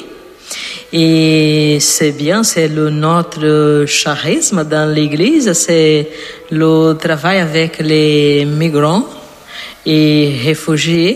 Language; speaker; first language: French; non-native, fluent; Portuguese